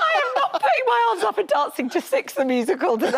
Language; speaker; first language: English; native; English